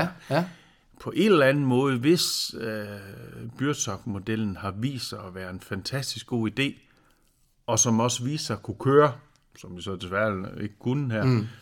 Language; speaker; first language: Danish; native; Danish